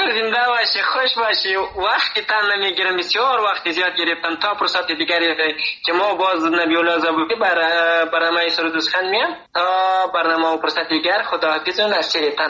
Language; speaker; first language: Persian; non-native, local second language; Pashto